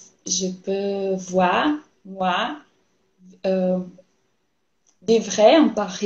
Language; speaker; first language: French; non-native, learner; Portuguese